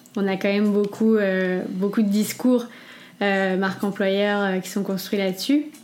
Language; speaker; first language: French; native; French